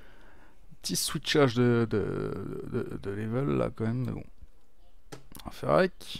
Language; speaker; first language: French; native; French